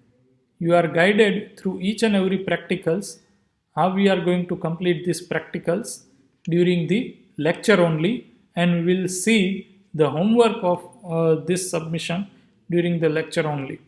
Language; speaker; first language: English; non-native, local second language; Gujarati